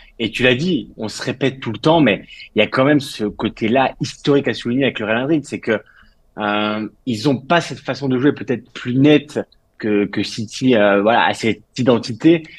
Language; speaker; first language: French; native; French